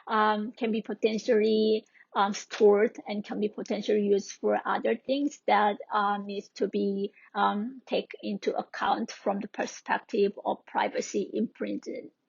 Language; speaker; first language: English; non-native, fluent; Korean